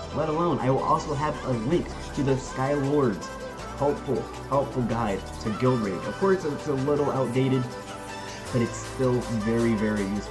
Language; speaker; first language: English; native; English